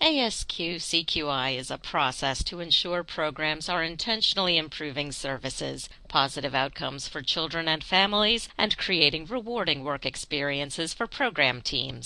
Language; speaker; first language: English; native; English